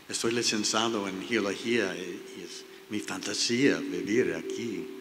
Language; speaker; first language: Spanish; non-native, learner; English